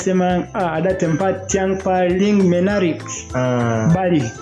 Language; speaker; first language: Indonesian; non-native, learner; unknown